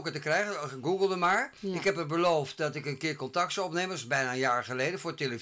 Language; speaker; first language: Dutch; native; Dutch